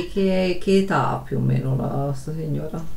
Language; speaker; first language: Italian; native; Italian